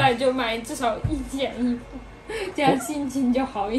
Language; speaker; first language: Chinese; non-native, fluent; Italian